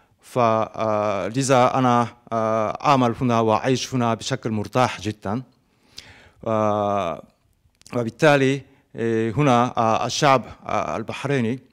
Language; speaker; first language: Arabic; non-native, fluent; Japanese